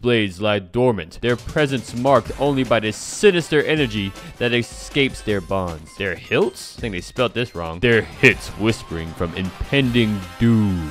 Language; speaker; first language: English; native; English